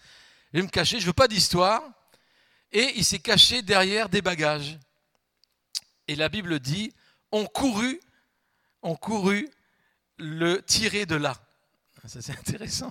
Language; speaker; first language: French; native; French